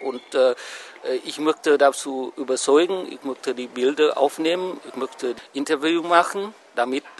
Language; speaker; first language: German; non-native, fluent; Vietnamese